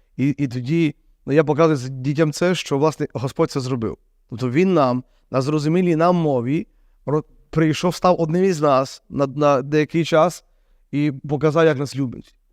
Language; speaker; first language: Ukrainian; native; Ukrainian